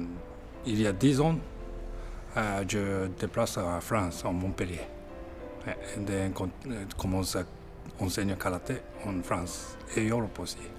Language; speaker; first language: French; non-native, learner; Japanese